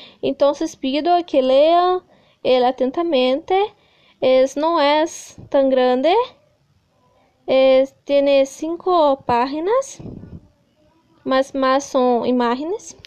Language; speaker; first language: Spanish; non-native, fluent; Portuguese